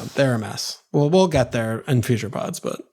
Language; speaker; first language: English; native; English